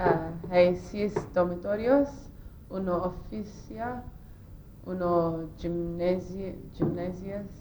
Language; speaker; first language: Spanish; non-native, learner; English